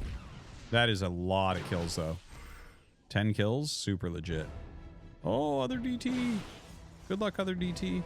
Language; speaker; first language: English; native; English